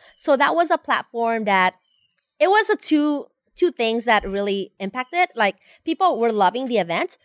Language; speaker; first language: English; non-native, fluent; Spanish